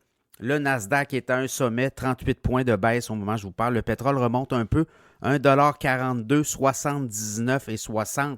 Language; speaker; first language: French; native; French